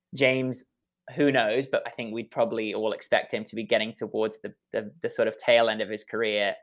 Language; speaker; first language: English; native; English